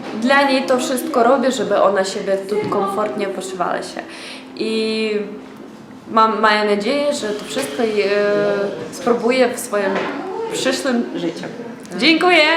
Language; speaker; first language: Polish; non-native, learner; Ukrainian